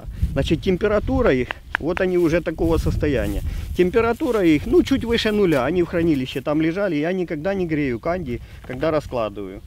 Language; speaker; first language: Russian; native; Russian